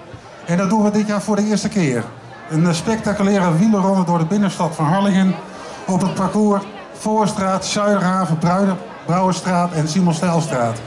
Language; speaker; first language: Dutch; native; Dutch